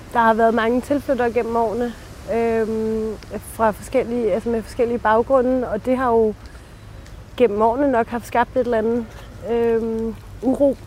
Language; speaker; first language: Danish; early bilingual, other home language; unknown